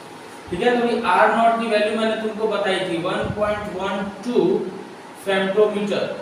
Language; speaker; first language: Hindi; native; Hindi